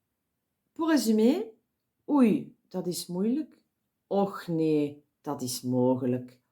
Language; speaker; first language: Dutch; non-native, fluent; French